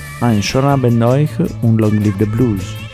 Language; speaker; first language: German; non-native, learner; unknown